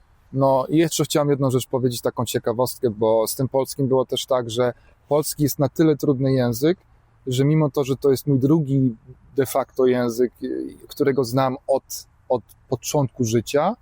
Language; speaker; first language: Polish; early bilingual, heritage; German